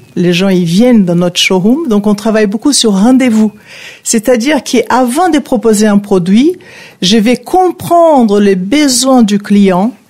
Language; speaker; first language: French; non-native, fluent; Portuguese